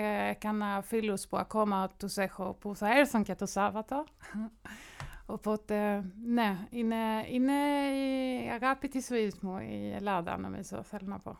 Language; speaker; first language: Greek; non-native, fluent; Swedish